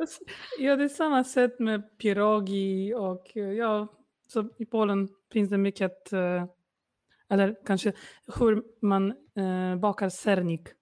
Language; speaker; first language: Swedish; non-native, fluent; Polish